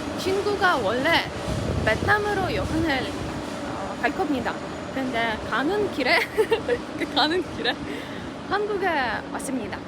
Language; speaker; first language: Korean; non-native, learner; Ukrainian